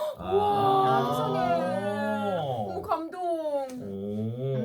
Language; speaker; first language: Korean; native; Korean